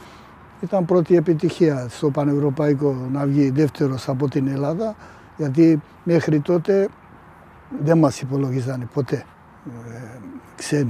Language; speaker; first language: Greek; early bilingual, heritage; Greek